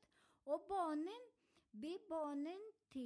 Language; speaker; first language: Swedish; non-native, learner; Spanish